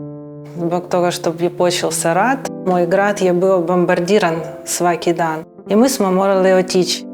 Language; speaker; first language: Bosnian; non-native, learner; Ukrainian